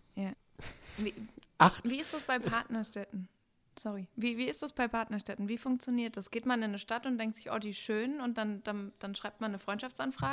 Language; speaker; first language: German; native; German